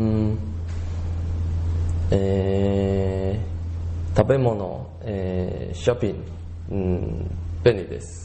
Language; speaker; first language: Japanese; non-native, learner; Chinese